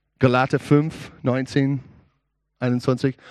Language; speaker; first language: German; non-native, learner; English